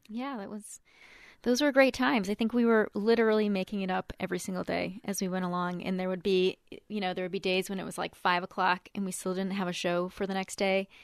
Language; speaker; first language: English; native; English